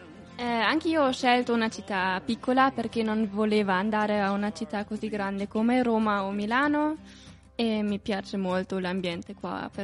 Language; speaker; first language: Italian; non-native, learner; German